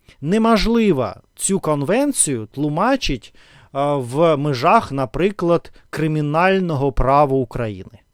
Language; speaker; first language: Ukrainian; non-native, learner; Russian